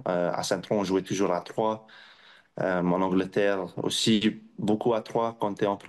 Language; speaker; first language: French; non-native, local second language; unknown